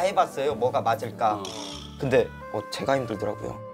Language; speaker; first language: Korean; native; Korean